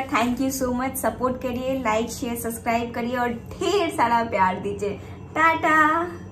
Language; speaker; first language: Hindi; non-native, local second language; Bangla